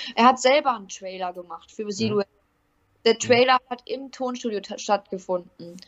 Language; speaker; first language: German; native; German